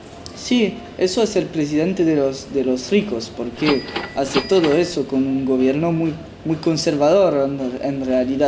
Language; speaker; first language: Spanish; non-native, fluent; French